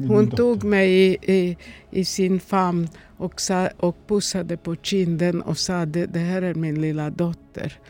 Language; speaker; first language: Swedish; non-native, fluent; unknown